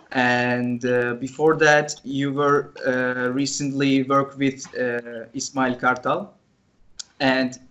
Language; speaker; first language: English; non-native, fluent; Turkish